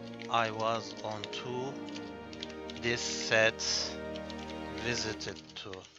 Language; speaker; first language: English; non-native, learner; Turkish